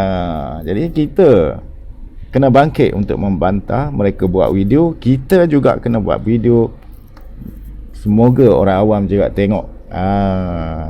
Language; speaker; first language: Malay; native; Malay